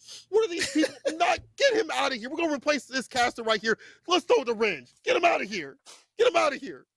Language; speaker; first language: English; native; English